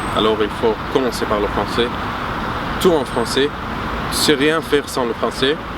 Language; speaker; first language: French; non-native, fluent; Arabic